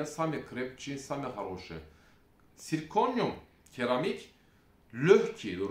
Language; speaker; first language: Russian; non-native, learner; Turkish